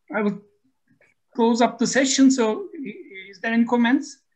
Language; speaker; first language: English; non-native, fluent; Turkish